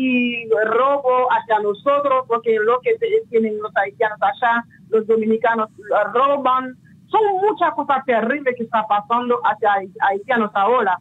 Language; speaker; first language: Spanish; non-native, local second language; Haitian Creole